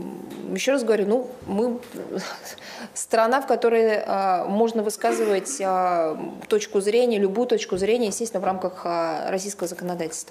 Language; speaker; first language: Russian; native; Russian